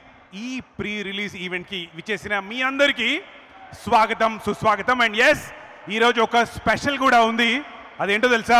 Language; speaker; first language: Telugu; native; Telugu